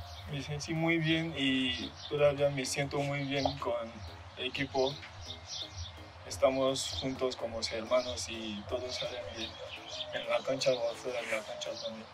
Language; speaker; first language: Spanish; non-native, learner; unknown